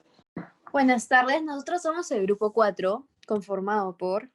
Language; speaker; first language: Spanish; native; Spanish